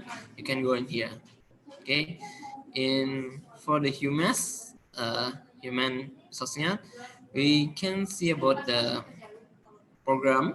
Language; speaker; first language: English; non-native, learner; Indonesian